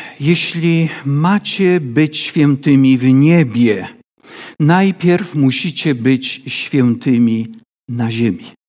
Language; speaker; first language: Polish; native; Polish